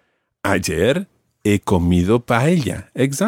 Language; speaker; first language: Spanish; non-native, fluent; English